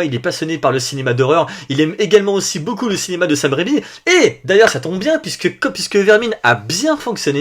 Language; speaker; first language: French; native; French